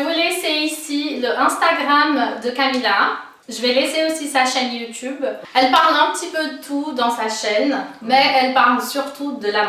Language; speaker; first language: French; non-native, fluent; Portuguese